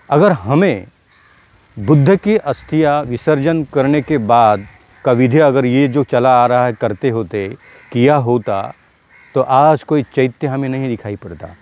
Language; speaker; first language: Hindi; non-native, local second language; Marathi